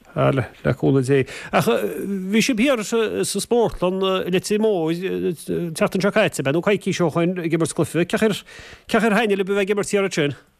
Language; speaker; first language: Irish; native; Irish